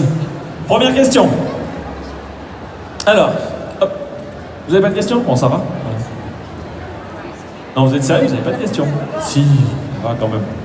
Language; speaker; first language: French; native; French